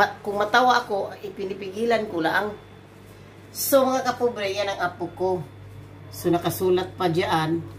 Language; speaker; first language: Filipino; non-native, local second language; Cebuano